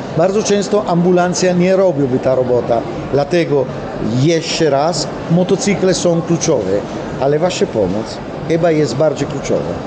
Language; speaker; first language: Polish; non-native, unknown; Italian